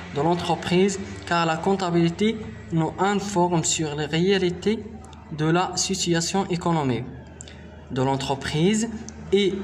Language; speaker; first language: French; non-native, local second language; Arabic